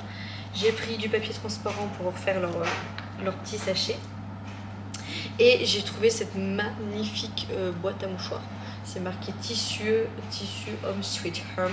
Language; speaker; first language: French; native; French